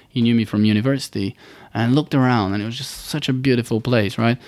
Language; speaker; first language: English; non-native, fluent; Bulgarian